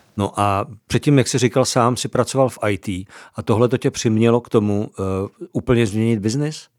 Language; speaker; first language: Czech; native; Czech